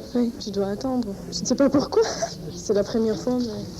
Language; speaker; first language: French; non-native, fluent; German